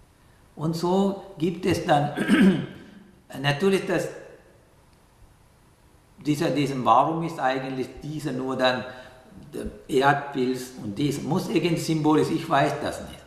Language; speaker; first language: German; non-native, fluent; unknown